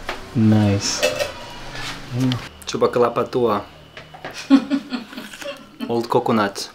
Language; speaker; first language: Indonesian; non-native, learner; German